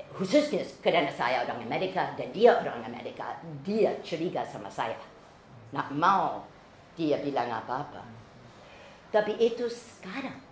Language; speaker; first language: Indonesian; non-native, fluent; English